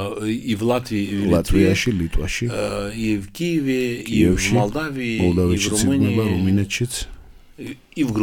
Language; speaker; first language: Russian; non-native, fluent; Romanian